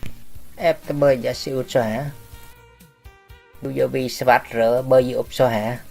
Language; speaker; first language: Swedish; non-native, learner; Vietnamese